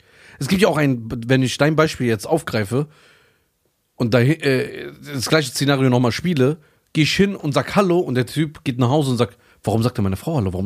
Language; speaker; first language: German; early bilingual, other home language; Persian